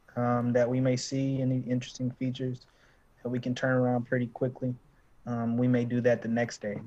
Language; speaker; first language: English; native; English